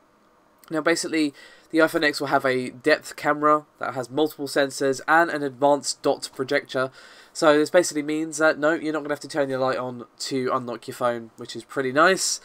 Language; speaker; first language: English; native; English